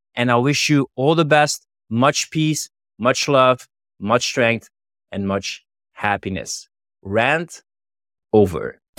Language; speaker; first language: English; non-native, fluent; Dutch